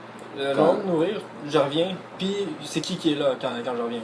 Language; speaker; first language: French; native; French